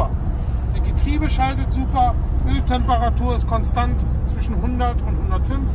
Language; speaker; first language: German; native; German